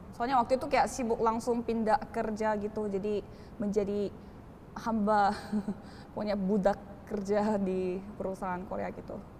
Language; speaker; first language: Indonesian; early bilingual, other home language; Korean